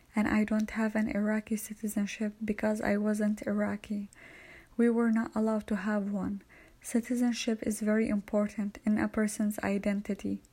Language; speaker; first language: English; non-native, fluent; Arabic